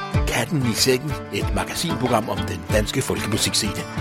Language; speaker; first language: Danish; native; Danish